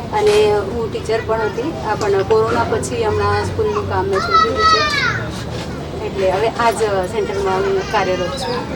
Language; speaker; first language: Gujarati; non-native, local second language; Marathi